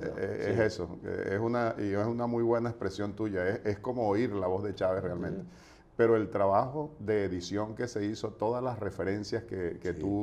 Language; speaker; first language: Spanish; native; Spanish